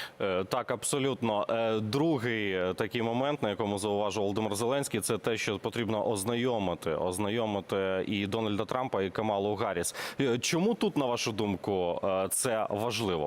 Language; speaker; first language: Ukrainian; native; Ukrainian